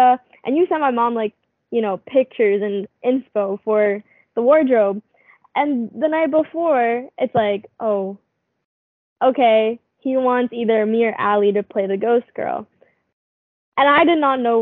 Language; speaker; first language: English; non-native, local second language; Filipino